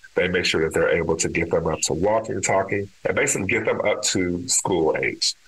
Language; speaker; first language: English; native; English